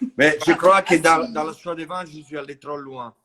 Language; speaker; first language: French; non-native, fluent; Italian